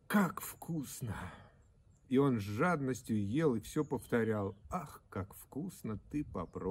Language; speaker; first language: Russian; native; Russian